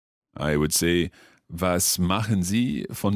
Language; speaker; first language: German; non-native, learner; English